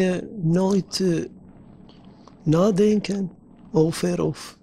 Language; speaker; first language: Dutch; non-native, learner; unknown